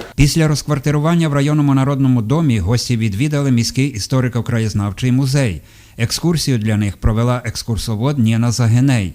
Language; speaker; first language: Ukrainian; native; Ukrainian